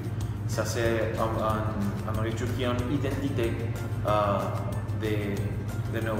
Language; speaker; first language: French; non-native, learner; Spanish